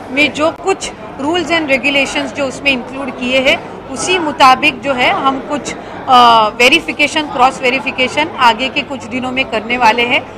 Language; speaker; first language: Hindi; non-native, local second language; Marathi